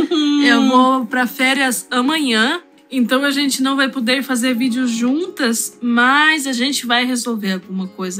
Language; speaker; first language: Portuguese; non-native, fluent; Russian